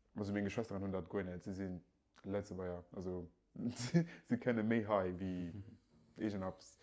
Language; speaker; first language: Luxembourgish; early bilingual, other home language; Yoruba